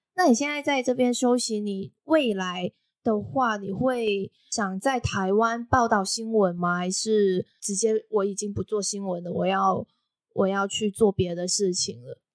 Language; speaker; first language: Chinese; non-native, local second language; Cantonese